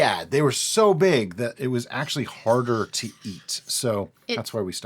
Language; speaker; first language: English; native; English